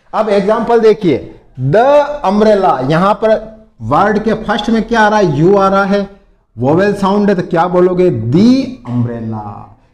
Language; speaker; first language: Hindi; native; Hindi